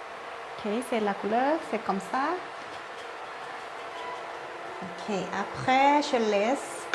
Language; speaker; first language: French; non-native, learner; Thai